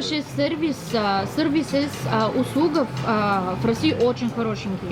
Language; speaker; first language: Russian; non-native, learner; Bulgarian